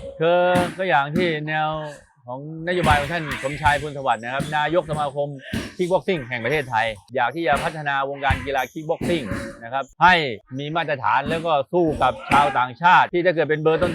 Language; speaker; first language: Thai; native; Thai